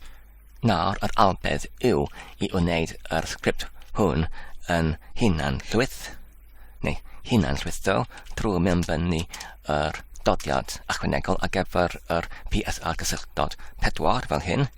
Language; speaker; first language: Welsh; non-native, learner; Polish